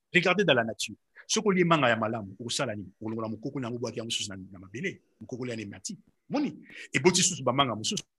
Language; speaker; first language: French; non-native, local second language; Lingala